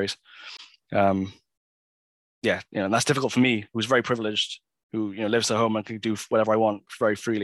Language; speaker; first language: English; native; English